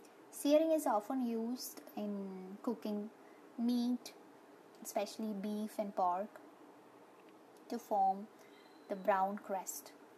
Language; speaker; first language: English; non-native, local second language; Malayalam